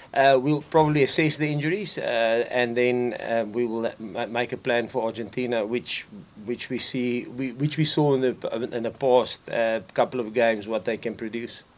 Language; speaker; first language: English; non-native, local second language; Afrikaans